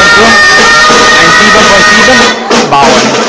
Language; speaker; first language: German; non-native, fluent; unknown